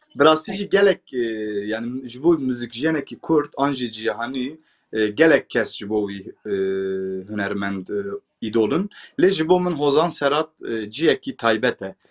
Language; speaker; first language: Kurdish; non-native, local second language; Turkish